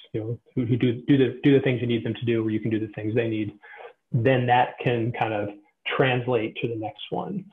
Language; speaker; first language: English; native; English